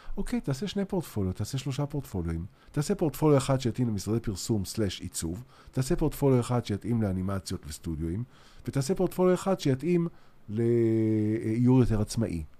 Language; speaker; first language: Hebrew; native; Hebrew